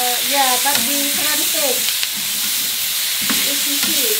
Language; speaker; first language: English; non-native, learner; Indonesian